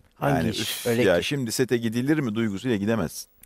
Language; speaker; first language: Turkish; native; Turkish